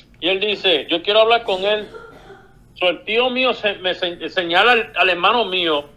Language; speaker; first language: Spanish; early bilingual, heritage; Spanish